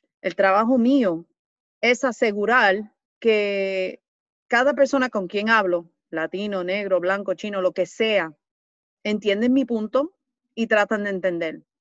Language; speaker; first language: Spanish; early bilingual, heritage; Spanish